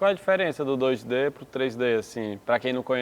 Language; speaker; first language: Portuguese; native; Portuguese